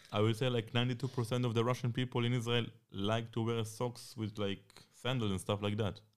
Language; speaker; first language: English; non-native, fluent; Hebrew